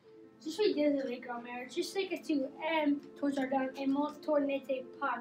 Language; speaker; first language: French; non-native, learner; English